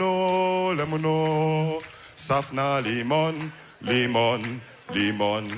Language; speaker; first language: German; early bilingual, other home language; Wolof